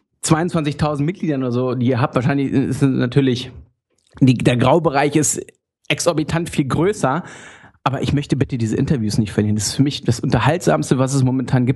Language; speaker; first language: German; native; German